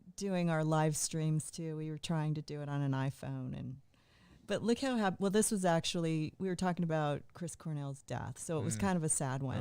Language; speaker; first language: English; native; English